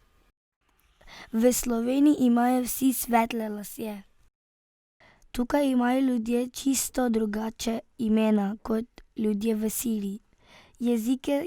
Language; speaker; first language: Slovenian; early bilingual, other home language; Arabic